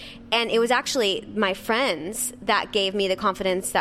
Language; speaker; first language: English; native; English